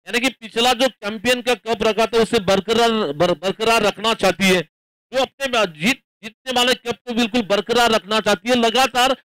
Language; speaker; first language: Hindi; non-native, local second language; Marathi